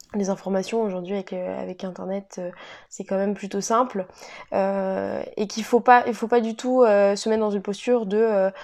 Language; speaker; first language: French; native; French